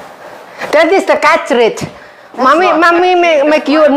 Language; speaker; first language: English; non-native, learner; Indonesian